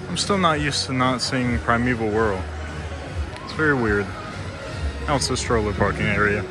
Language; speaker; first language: English; native; English